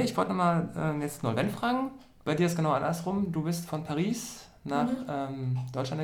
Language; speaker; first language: German; native; German